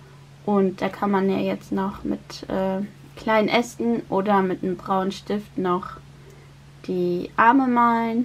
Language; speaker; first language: German; native; German